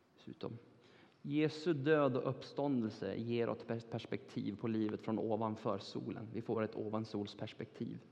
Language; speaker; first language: Swedish; non-native, fluent; Turkish